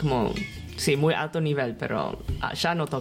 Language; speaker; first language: Spanish; non-native, learner; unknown